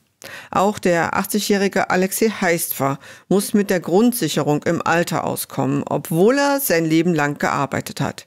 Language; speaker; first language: German; native; German